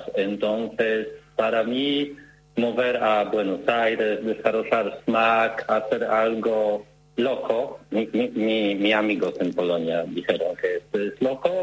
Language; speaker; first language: Spanish; non-native, learner; Polish